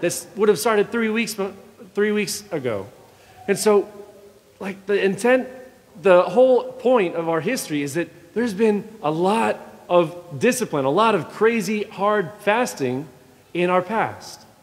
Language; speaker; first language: English; native; English